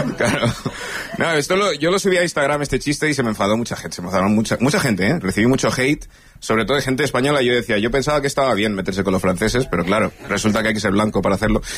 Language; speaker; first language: Spanish; early bilingual, other home language; English